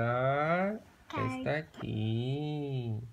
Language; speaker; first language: Portuguese; non-native, learner; Persian